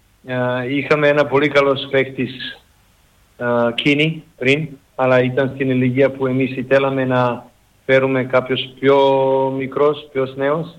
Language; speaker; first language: Greek; non-native, learner; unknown